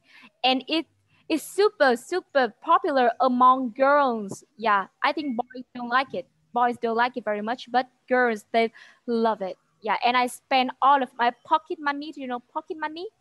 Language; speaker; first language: English; non-native, fluent; Vietnamese